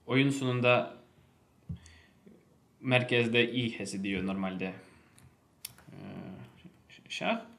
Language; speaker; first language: Turkish; non-native, fluent; Russian